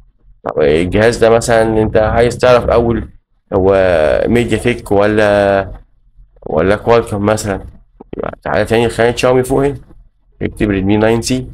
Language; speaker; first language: Arabic; native; Arabic